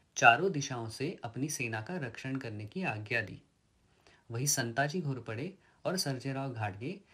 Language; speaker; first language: Hindi; non-native, local second language; Marathi